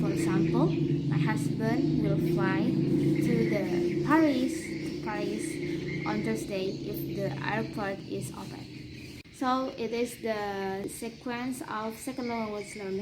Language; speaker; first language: English; non-native, learner; Indonesian